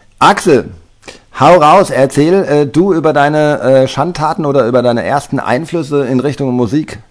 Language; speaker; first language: German; native; German